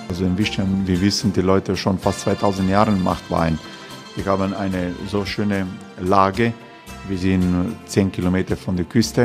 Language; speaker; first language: German; non-native, fluent; Croatian